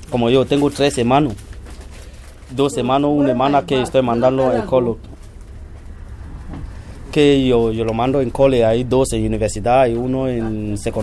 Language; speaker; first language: Spanish; non-native, fluent; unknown